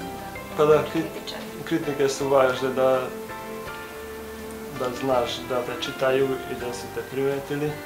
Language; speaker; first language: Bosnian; non-native, local second language; Hungarian